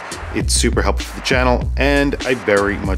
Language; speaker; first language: English; native; English